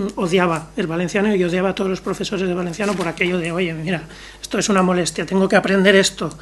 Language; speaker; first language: Spanish; native; Spanish